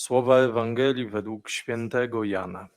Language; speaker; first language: Polish; native; Polish